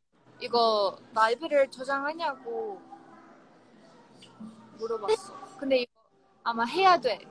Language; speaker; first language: Korean; non-native, fluent; Russian